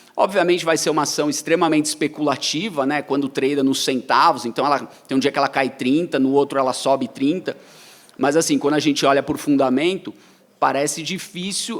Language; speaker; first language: Portuguese; native; Portuguese